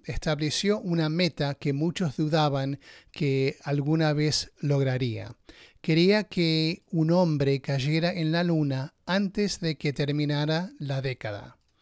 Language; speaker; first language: Spanish; native; Spanish